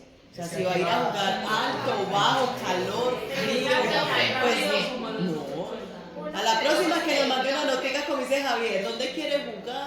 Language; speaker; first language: Spanish; native; Spanish